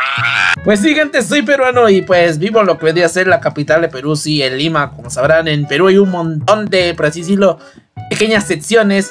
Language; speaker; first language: Spanish; native; Spanish